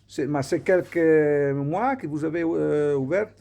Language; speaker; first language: French; non-native, learner; Italian